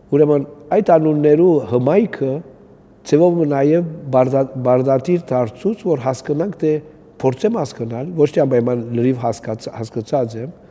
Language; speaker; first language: Armenian; early bilingual, heritage; Armenian